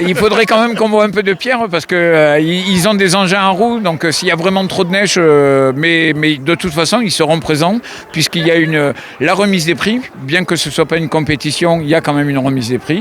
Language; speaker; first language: French; native; French